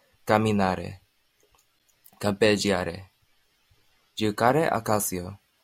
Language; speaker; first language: Italian; non-native, learner; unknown